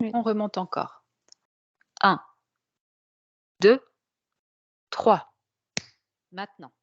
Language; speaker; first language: French; native; French